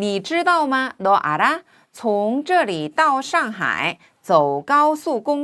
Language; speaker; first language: Chinese; non-native, fluent; Korean